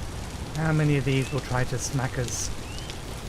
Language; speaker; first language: English; native; English